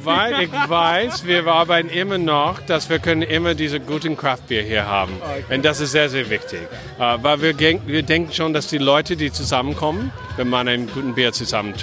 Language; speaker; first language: German; non-native, fluent; English